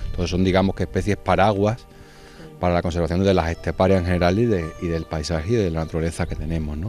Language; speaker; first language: Spanish; native; Spanish